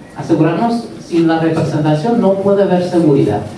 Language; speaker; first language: Spanish; early bilingual, heritage; Spanish